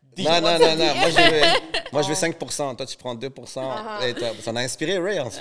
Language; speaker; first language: French; native; French